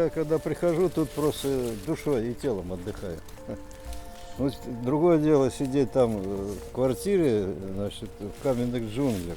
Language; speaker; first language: Russian; native; Russian